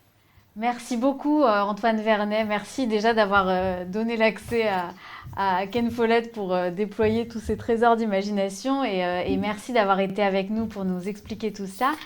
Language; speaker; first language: French; native; French